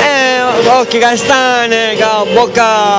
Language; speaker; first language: Italian; non-native, local second language; Sicilian